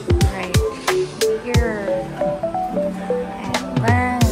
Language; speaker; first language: English; non-native, local second language; Filipino